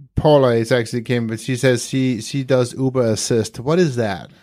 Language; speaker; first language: English; non-native, fluent; Danish